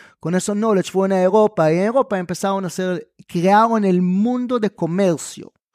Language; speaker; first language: Spanish; non-native, fluent; Hebrew